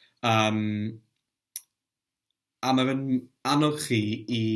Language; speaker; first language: Welsh; non-native, local second language; English